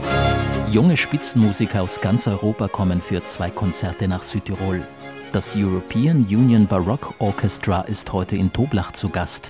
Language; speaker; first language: German; native; German